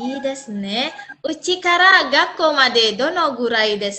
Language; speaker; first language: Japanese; non-native, fluent; Indonesian